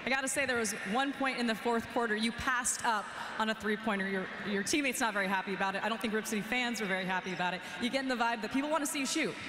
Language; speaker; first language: English; native; English